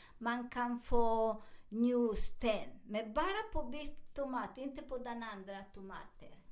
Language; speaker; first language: Swedish; non-native, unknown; Spanish